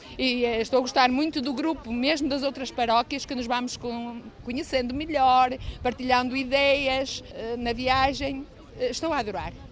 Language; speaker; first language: Portuguese; native; Portuguese